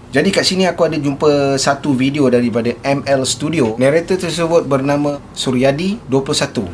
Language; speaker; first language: Malay; native; Malay